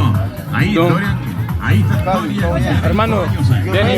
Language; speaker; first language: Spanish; non-native, learner; French